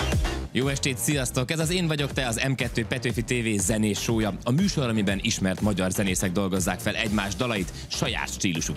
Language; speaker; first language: Hungarian; native; Hungarian